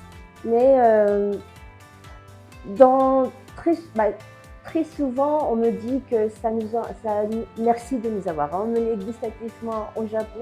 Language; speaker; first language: French; non-native, fluent; Japanese